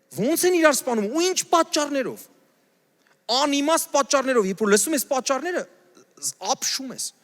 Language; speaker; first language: Armenian; native; Armenian